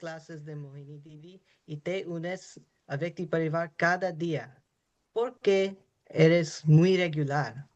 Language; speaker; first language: Spanish; non-native, learner; English